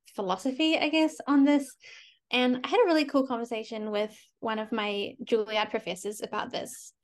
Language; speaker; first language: English; native; English